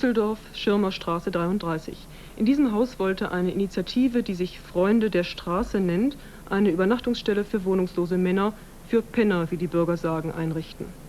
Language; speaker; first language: German; native; German